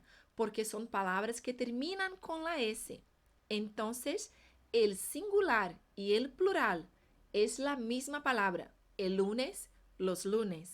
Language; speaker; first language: Spanish; non-native, fluent; Portuguese